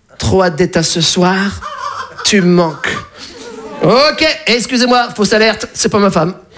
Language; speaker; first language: French; early bilingual, other home language; Arabic